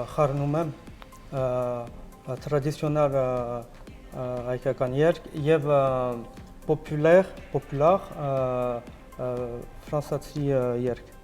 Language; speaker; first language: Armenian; non-native, learner; French